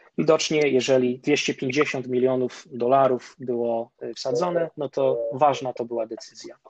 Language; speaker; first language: Polish; early bilingual, heritage; Polish